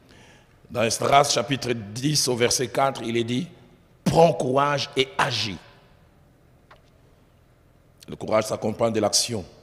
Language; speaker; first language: French; non-native, local second language; Lingala